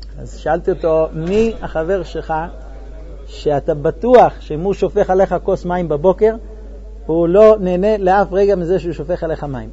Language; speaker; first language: Hebrew; non-native, fluent; English